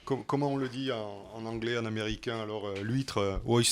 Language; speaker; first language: French; native; French